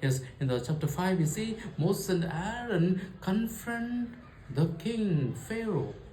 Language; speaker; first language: English; non-native, local second language; Kannada